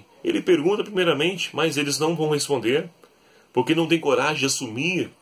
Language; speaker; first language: Portuguese; native; Portuguese